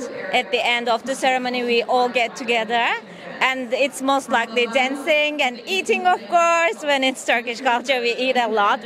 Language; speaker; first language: English; non-native, fluent; Turkish